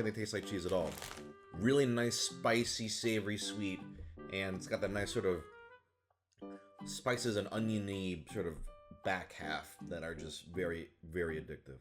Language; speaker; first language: English; native; English